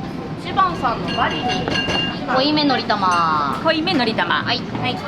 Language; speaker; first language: Japanese; native; Japanese